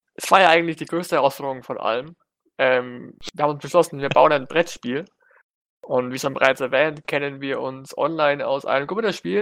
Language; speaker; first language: German; native; German